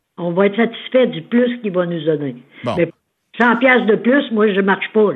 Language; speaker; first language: French; native; French